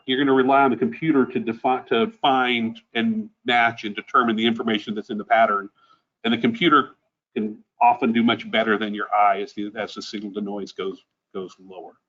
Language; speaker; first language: English; native; English